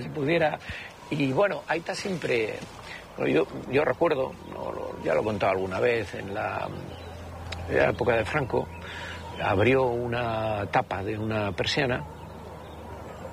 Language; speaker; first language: Spanish; native; Spanish